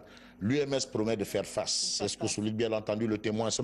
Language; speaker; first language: French; non-native, local second language; Wolof